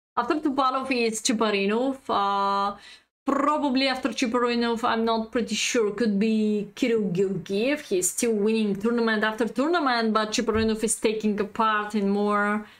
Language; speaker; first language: English; non-native, fluent; Bulgarian